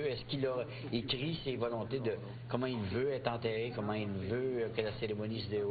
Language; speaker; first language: French; native; French